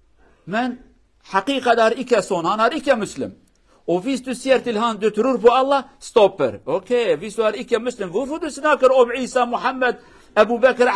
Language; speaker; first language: Norwegian; non-native, learner; Kurdish